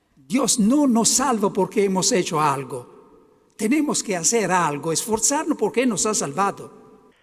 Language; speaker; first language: Spanish; non-native, fluent; Italian